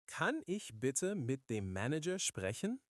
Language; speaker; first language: German; non-native, learner; English